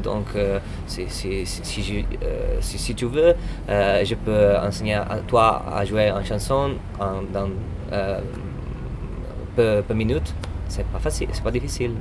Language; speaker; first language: French; non-native, learner; Italian